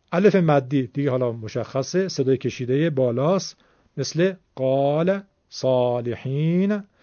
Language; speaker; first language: Persian; native; Persian